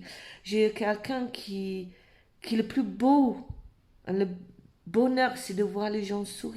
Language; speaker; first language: French; non-native, fluent; English